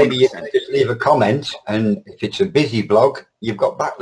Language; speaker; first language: English; native; English